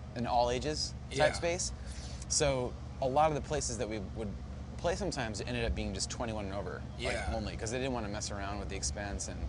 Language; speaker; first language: English; native; English